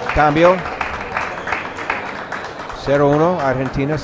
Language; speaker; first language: Spanish; non-native, learner; English